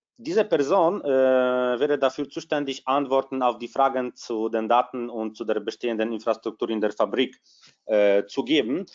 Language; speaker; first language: German; non-native, fluent; Polish